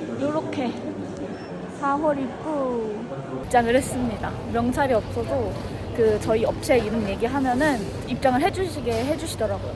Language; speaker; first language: Korean; native; Korean